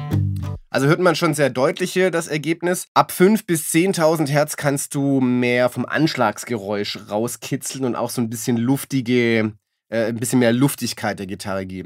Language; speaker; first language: German; native; German